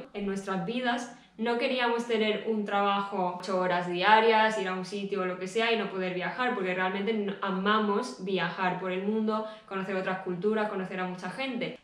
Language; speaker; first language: Spanish; early bilingual, other home language; Japanese